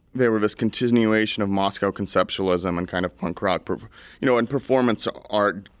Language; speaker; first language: English; early bilingual, other home language; Russian